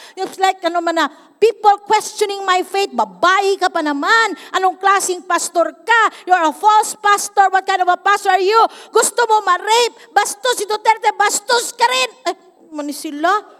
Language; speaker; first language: English; non-native, local second language; Cebuano